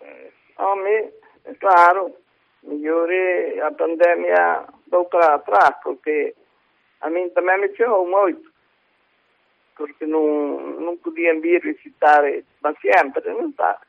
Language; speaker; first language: Galician; native; Galician